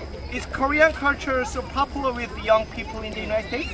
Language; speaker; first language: English; non-native, learner; Korean